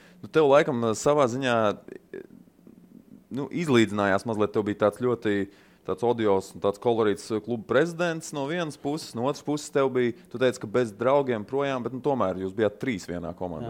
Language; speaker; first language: Latvian; native; Latvian